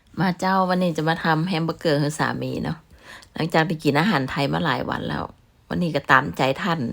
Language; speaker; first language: Thai; non-native, local second language; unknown